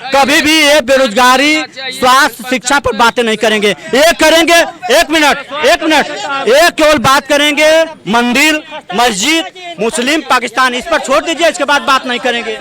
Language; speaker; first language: Hindi; native; Hindi